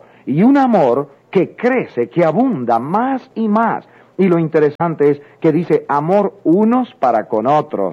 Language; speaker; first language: Spanish; native; Spanish